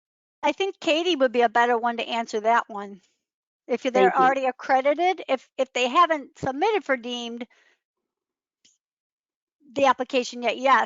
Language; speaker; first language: English; native; English